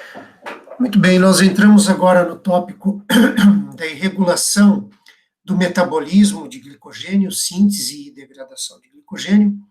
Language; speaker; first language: Portuguese; native; Portuguese